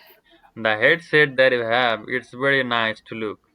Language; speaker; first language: English; non-native, learner; Bangla